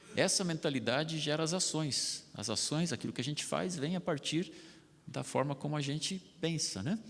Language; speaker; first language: Portuguese; non-native, local second language; German